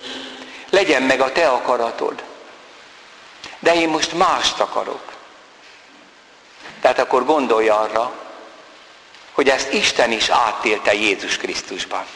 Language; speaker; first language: Hungarian; native; Hungarian